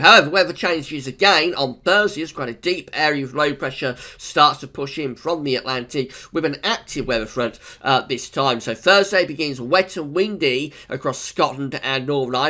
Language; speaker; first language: English; native; English